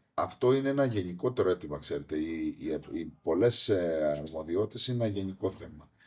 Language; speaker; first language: Greek; native; Greek